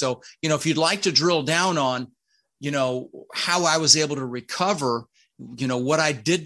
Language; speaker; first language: English; early bilingual, other home language; Dutch